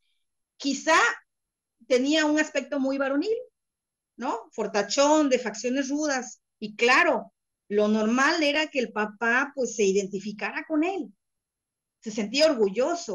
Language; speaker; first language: Spanish; native; Spanish